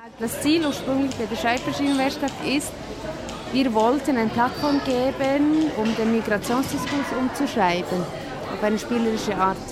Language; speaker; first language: German; non-native, fluent; Icelandic